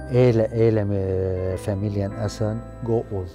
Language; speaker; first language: Danish; non-native, learner; Arabic